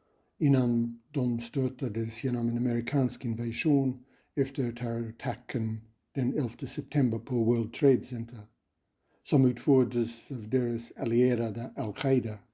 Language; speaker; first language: Swedish; non-native, fluent; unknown